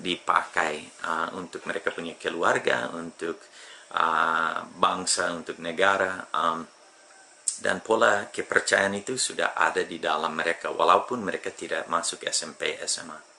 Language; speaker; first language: Indonesian; non-native, fluent; English